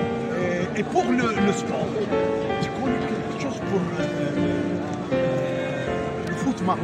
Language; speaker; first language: French; non-native, local second language; Arabic